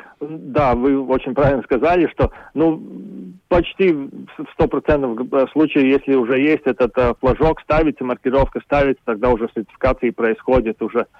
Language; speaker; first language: Russian; non-native, local second language; Latvian